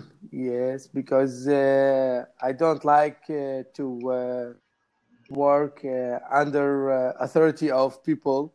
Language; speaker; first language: English; non-native, learner; Arabic